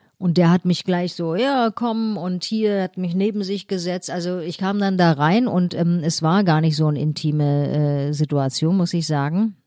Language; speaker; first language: German; native; German